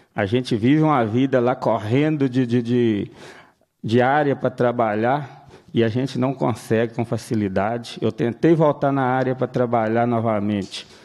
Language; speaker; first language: Portuguese; native; Portuguese